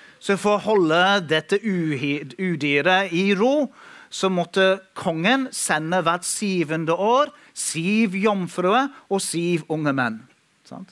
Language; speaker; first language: Norwegian; non-native, fluent; English